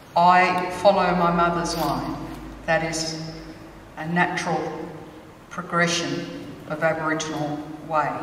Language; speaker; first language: English; native; English